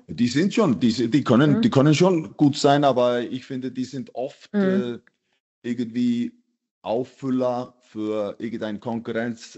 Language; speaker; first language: German; non-native, fluent; Icelandic